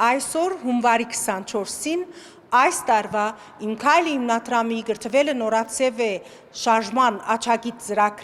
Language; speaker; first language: Armenian; native; Armenian